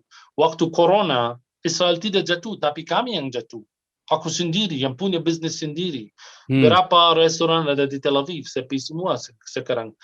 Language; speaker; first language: Indonesian; non-native, fluent; Arabic